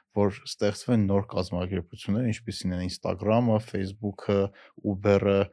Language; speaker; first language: Armenian; native; Armenian